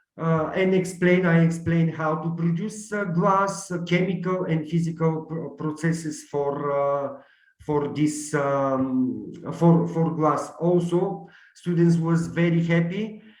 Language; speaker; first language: English; non-native, learner; Bulgarian